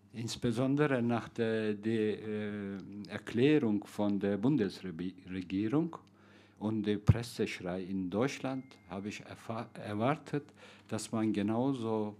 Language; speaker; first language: German; non-native, fluent; Turkish